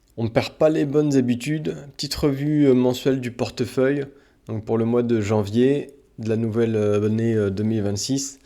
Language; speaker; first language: French; native; French